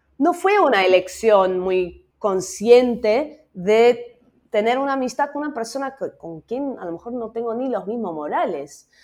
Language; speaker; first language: Spanish; non-native, fluent; Dutch